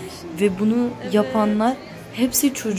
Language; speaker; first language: Turkish; early bilingual, other home language; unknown